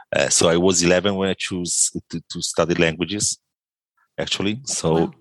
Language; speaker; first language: English; non-native, fluent; Italian